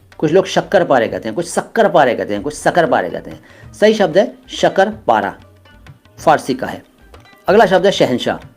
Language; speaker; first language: Hindi; native; Hindi